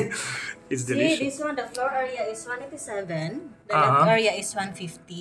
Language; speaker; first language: English; non-native, local second language; Filipino